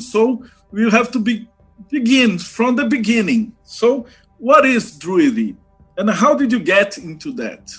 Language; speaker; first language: English; non-native, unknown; Portuguese